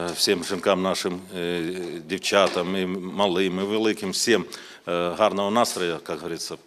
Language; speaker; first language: Ukrainian; non-native, local second language; Russian